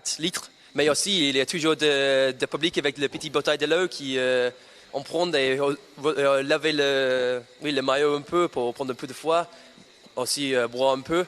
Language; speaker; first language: French; non-native, learner; English